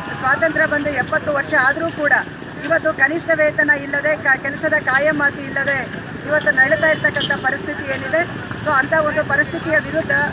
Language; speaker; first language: Kannada; native; Kannada